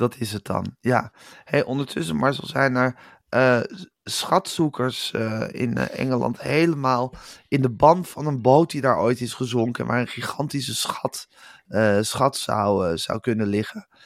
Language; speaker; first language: Dutch; native; Dutch